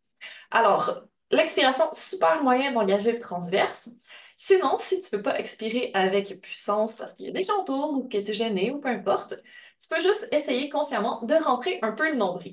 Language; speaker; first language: French; native; French